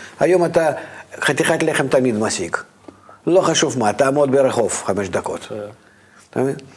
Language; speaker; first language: Hebrew; non-native, fluent; Russian